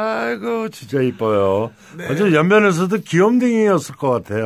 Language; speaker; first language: Korean; native; Korean